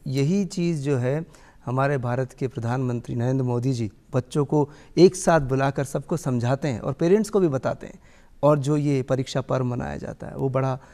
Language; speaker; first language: Hindi; native; Hindi